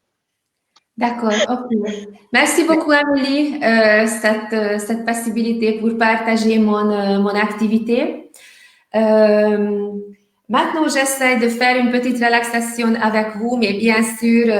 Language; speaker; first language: French; non-native, learner; Hungarian